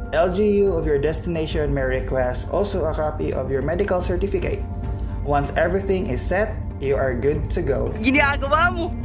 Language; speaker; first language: English; non-native, local second language; Cebuano